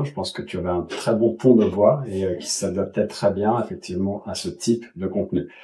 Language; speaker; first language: French; native; French